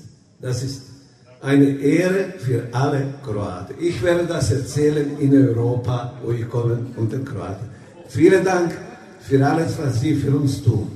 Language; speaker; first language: German; non-native, fluent; Croatian